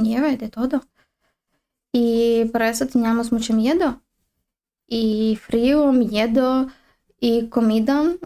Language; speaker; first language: Spanish; non-native, learner; Ukrainian